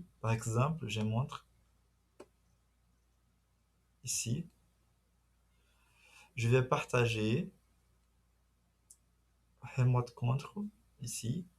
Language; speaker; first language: French; non-native, fluent; Portuguese